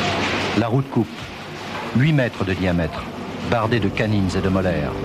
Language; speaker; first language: French; native; French